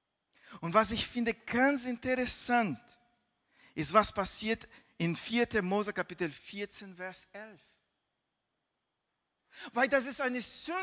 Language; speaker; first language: German; non-native, fluent; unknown